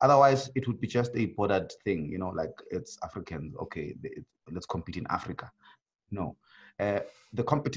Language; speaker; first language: English; non-native, local second language; Swati